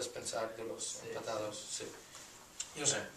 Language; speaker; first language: Spanish; non-native, learner; English